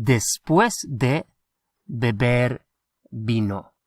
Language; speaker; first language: Spanish; non-native, fluent; English